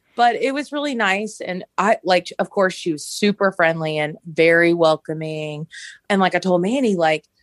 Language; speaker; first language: English; native; English